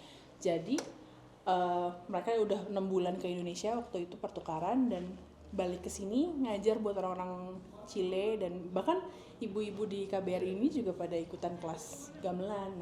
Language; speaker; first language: Indonesian; native; Indonesian